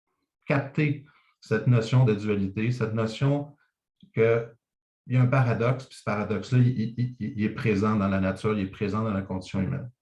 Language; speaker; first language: French; native; French